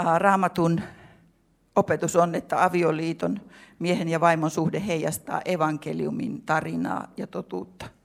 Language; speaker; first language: Finnish; native; Finnish